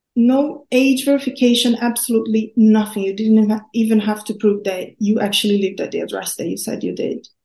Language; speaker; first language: English; non-native, fluent; Portuguese